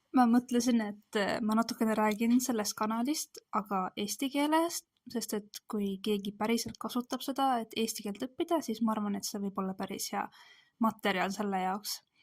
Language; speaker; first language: Estonian; native; Estonian